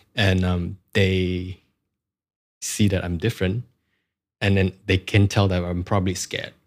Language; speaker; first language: English; non-native, local second language; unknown